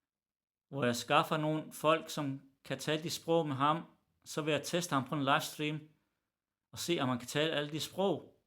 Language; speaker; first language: Danish; early bilingual, other home language; Arabic